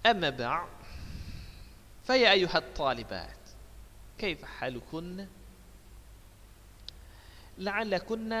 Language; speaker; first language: Arabic; non-native, fluent; Indonesian